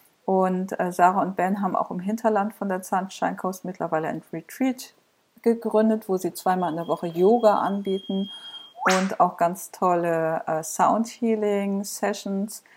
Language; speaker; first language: German; native; German